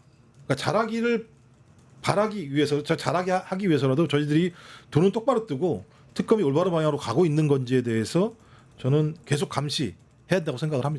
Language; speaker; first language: Korean; native; Korean